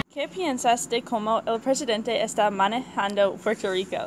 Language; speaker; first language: Spanish; non-native, learner; English